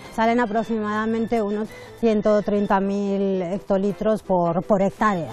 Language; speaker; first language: Spanish; native; Spanish